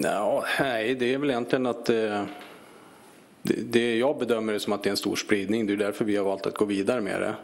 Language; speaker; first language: Swedish; native; Swedish